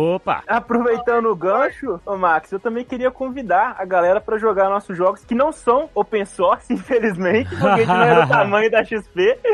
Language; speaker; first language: Portuguese; native; Portuguese